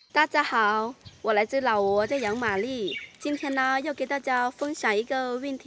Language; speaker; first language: Chinese; non-native, fluent; Lao